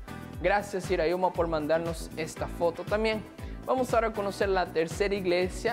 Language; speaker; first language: Spanish; native; Spanish